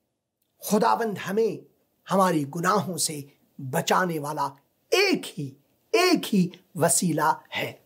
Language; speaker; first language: Hindi; non-native, fluent; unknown